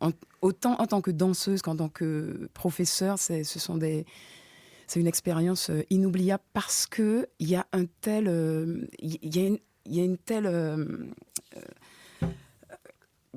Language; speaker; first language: French; native; French